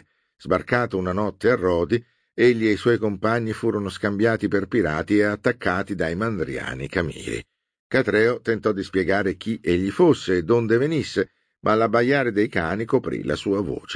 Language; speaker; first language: Italian; native; Italian